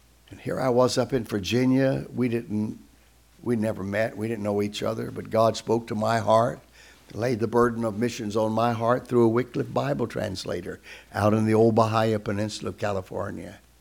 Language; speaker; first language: English; native; English